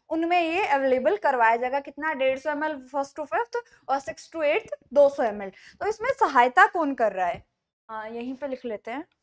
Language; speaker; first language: Hindi; native; Hindi